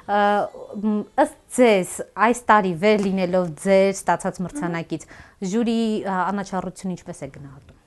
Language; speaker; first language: Armenian; native; Armenian